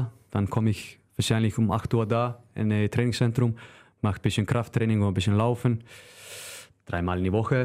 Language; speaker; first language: German; non-native, fluent; Icelandic